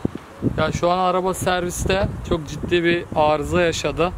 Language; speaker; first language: Turkish; native; Turkish